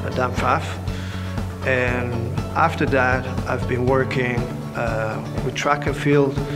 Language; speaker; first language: English; non-native, fluent; Italian